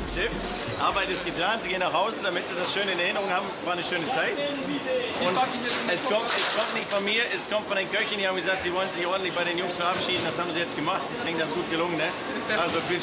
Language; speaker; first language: German; native; German